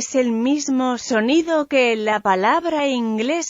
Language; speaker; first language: Spanish; non-native, fluent; French